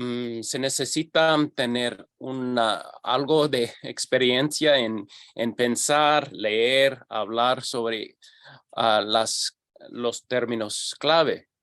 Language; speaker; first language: Spanish; non-native, fluent; English